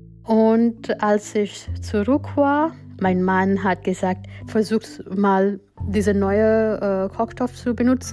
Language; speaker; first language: German; non-native, learner; Gujarati